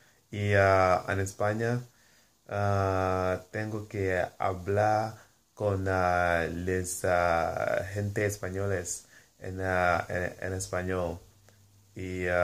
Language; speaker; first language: Spanish; non-native, learner; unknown